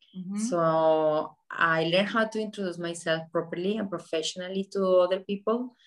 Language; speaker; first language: English; non-native, fluent; Spanish